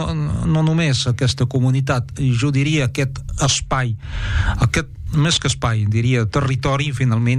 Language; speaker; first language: Catalan; non-native, fluent; French